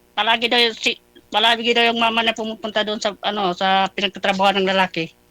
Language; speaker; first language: Filipino; non-native, local second language; Pampanga